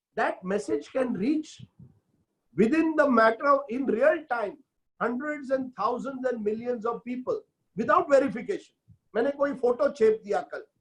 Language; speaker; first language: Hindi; non-native, local second language; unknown